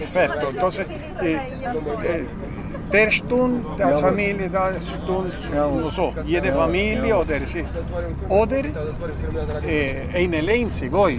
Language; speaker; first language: German; early bilingual, heritage; German